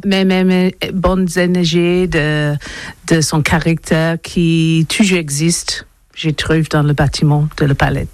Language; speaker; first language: French; non-native, learner; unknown